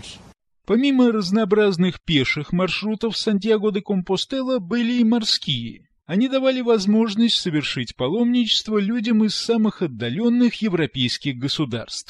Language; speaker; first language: Russian; native; Russian